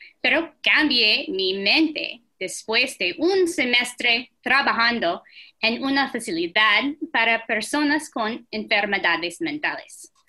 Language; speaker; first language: Spanish; non-native, fluent; English